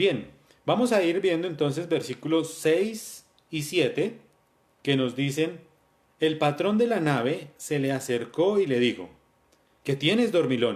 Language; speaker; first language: Spanish; native; Spanish